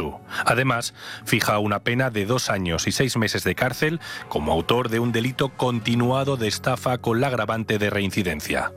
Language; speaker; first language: Spanish; native; Spanish